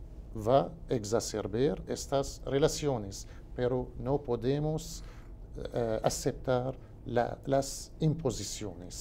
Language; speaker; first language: Portuguese; non-native, learner; Spanish